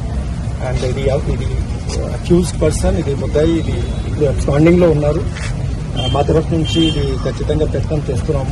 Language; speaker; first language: Telugu; non-native, local second language; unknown